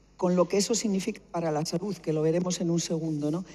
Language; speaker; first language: Spanish; native; Spanish